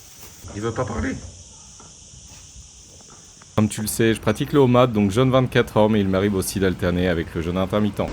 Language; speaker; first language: French; native; French